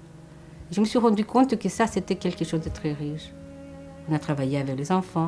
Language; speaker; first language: French; non-native, fluent; Spanish